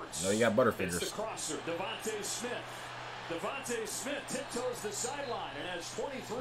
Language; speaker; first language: English; native; English